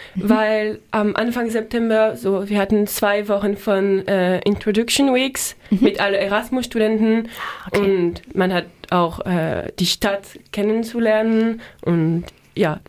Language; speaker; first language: German; non-native, fluent; French